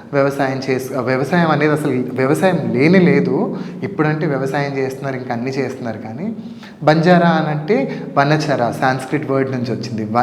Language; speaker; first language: Telugu; non-native, local second language; Lambadi